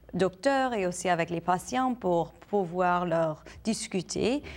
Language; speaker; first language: French; non-native, fluent; English